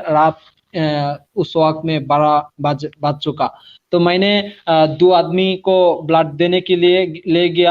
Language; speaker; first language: Hindi; non-native, learner; Bangla